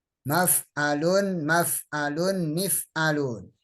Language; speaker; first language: Arabic; non-native, fluent; Indonesian